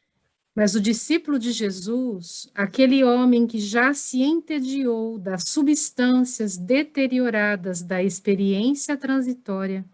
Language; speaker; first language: Portuguese; native; Portuguese